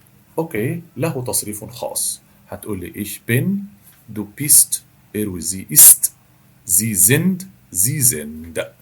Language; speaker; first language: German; non-native, fluent; Arabic